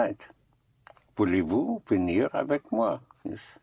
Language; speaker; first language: French; non-native, fluent; English